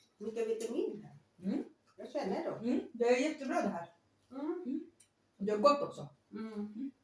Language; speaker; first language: Swedish; non-native, learner; Thai